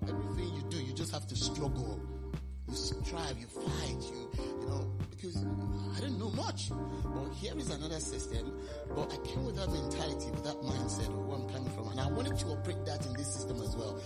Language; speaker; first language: English; non-native, local second language; Yoruba